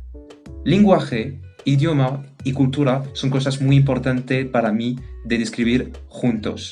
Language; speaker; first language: Spanish; non-native, fluent; French